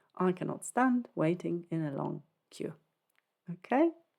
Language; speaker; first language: English; non-native, fluent; Polish